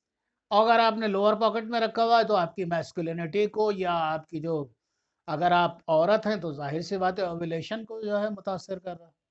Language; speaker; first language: Urdu; native; Urdu